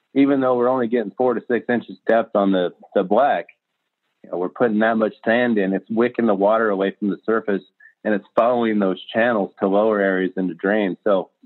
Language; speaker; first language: English; native; English